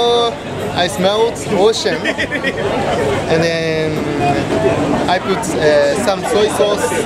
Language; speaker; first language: English; non-native, learner; Japanese